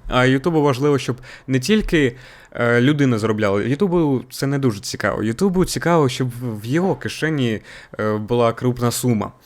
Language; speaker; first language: Ukrainian; non-native, local second language; Russian